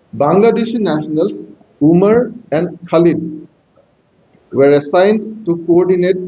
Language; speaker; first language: English; non-native, local second language; Assamese